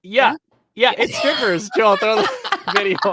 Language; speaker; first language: English; native; English